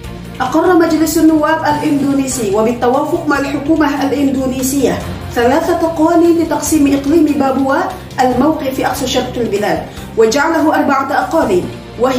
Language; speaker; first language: Arabic; non-native, learner; Indonesian